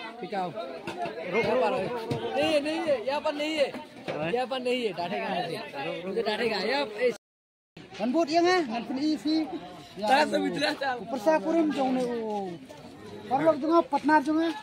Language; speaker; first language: Hindi; non-native, local second language; Khasi